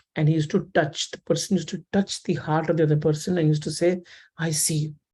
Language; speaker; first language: English; non-native, local second language; Hindi